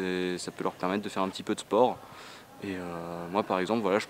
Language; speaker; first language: French; native; French